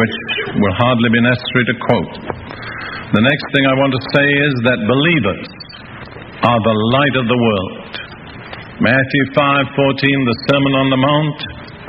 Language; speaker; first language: English; native; English